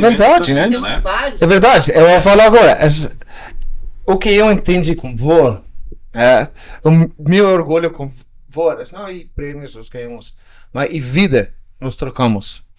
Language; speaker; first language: Portuguese; non-native, learner; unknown